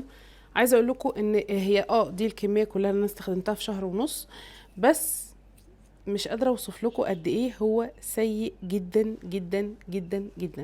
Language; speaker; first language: Arabic; native; Arabic